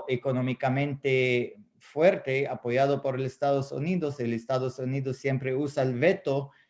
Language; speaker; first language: Spanish; non-native, fluent; Arabic